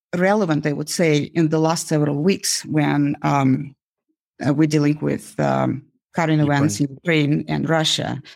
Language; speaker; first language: English; non-native, fluent; Uzbek